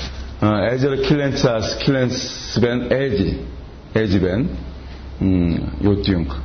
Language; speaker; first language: Hungarian; non-native, learner; Korean